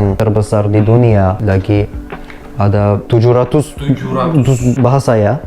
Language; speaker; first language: Indonesian; non-native, learner; Turkish